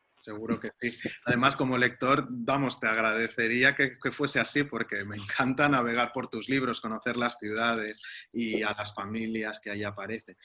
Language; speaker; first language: Spanish; native; Spanish